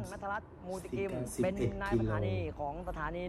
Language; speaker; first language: Thai; native; Thai